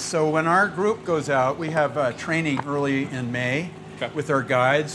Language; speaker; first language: English; native; English